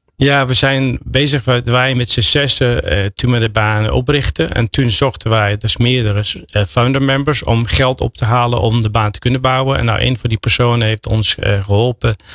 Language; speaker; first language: Dutch; non-native, fluent; English